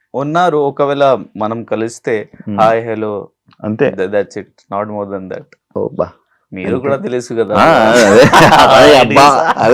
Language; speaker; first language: Telugu; non-native, learner; Hindi